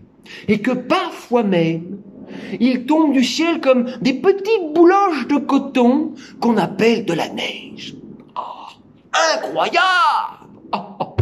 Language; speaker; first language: French; native; French